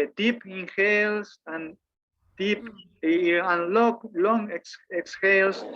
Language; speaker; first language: English; non-native, fluent; Spanish